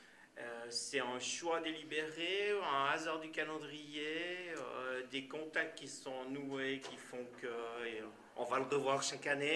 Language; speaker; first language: French; native; French